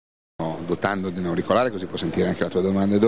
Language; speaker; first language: Italian; native; Italian